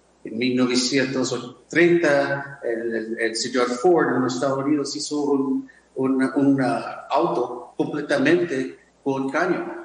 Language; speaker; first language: Spanish; non-native, fluent; English